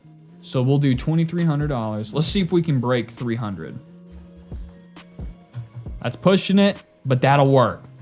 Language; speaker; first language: English; native; English